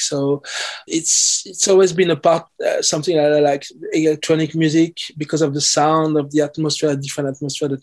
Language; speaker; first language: English; non-native, fluent; French